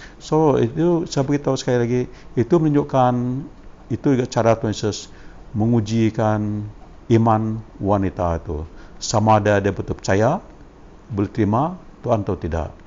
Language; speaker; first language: Malay; non-native, local second language; Iban